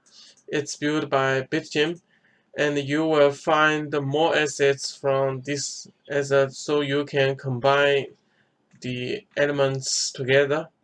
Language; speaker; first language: English; non-native, fluent; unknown